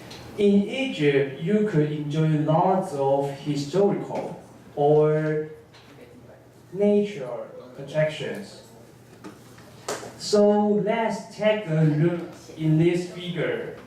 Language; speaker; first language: English; non-native, learner; Chinese